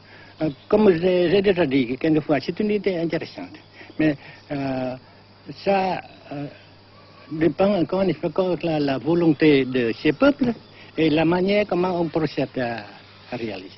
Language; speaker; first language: French; non-native, fluent; Vietnamese